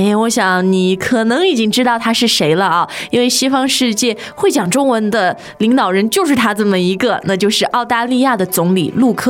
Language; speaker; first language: Chinese; native; Chinese